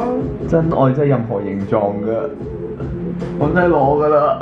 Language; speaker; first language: Chinese; native; Chinese